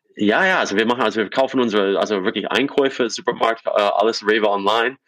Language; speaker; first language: German; non-native, fluent; English